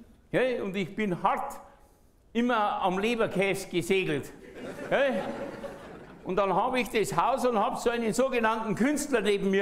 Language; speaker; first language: German; native; German